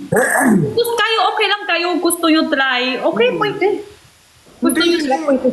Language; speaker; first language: Filipino; non-native, learner; Korean